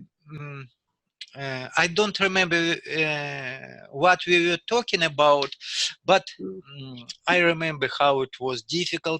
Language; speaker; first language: English; non-native, learner; Russian